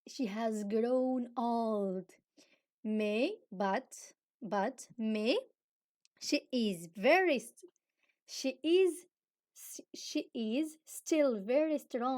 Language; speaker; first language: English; non-native, fluent; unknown